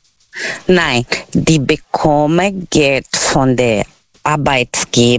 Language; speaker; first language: German; non-native, learner; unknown